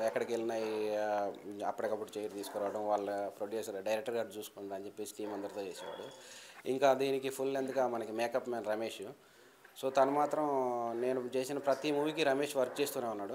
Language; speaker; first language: Telugu; native; Telugu